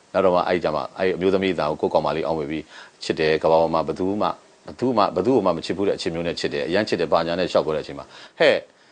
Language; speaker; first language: Burmese; native; Burmese